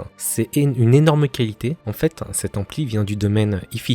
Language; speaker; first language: French; native; French